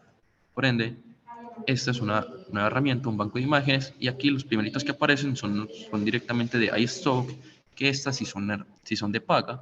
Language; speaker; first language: Spanish; native; Spanish